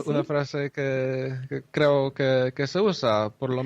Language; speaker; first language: Spanish; non-native, fluent; Polish